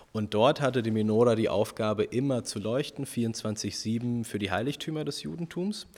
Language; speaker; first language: German; early bilingual, other home language; Russian